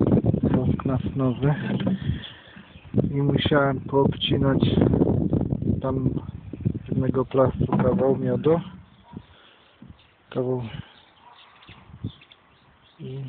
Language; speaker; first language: Polish; native; Polish